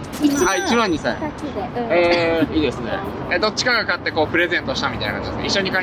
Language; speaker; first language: Japanese; native; Japanese